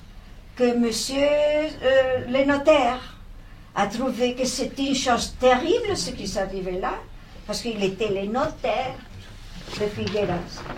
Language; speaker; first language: French; non-native, fluent; Spanish